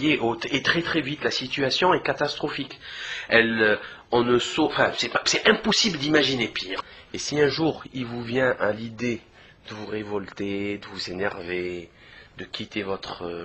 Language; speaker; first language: French; native; French